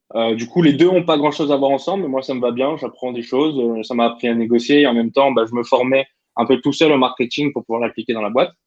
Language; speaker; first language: French; native; French